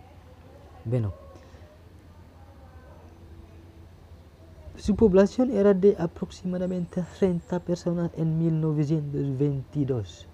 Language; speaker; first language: Spanish; non-native, learner; Indonesian